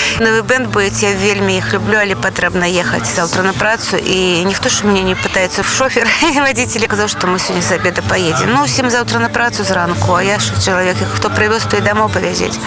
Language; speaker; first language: Belarusian; non-native, local second language; Russian